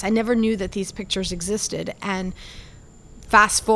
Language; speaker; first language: English; early bilingual, other home language; Spanish